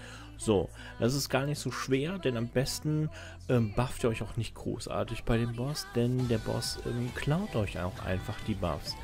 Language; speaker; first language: German; native; German